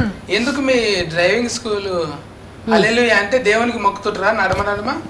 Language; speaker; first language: Telugu; native; Telugu